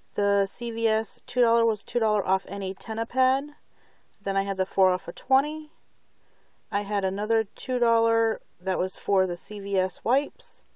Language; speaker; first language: English; native; English